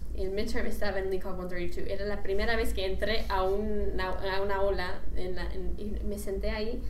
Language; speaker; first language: Spanish; non-native, fluent; English